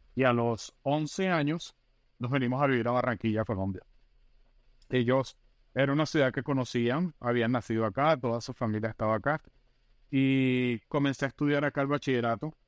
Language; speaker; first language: Spanish; native; Spanish